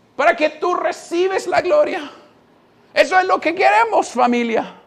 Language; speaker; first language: Spanish; non-native, fluent; English